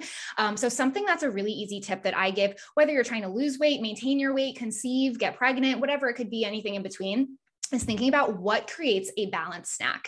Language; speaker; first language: English; native; English